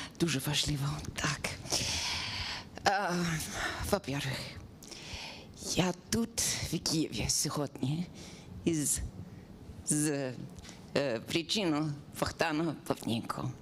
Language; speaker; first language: Ukrainian; non-native, learner; English